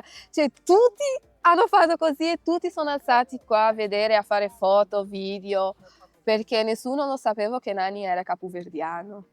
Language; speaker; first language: Italian; non-native, fluent; Kabuverdianu